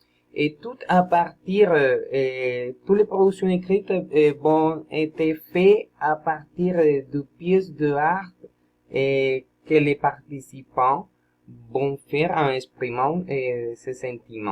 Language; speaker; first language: French; non-native, learner; Spanish